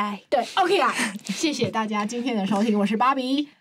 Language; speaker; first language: Chinese; native; Chinese